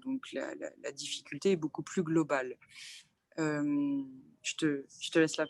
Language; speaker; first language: French; native; French